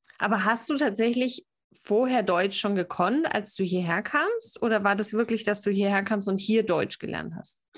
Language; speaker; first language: German; native; German